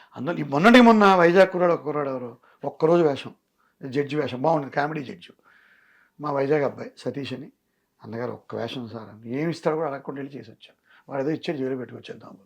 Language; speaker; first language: Telugu; native; Telugu